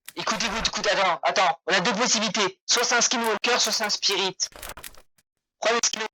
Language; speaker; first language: French; native; French